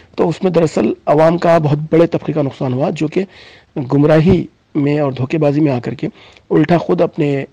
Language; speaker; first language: Urdu; native; Urdu